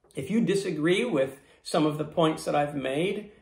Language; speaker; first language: English; native; English